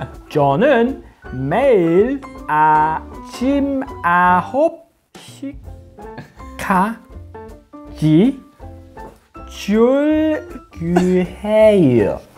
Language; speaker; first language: Korean; non-native, learner; English